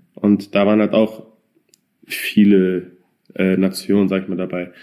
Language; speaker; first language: German; native; German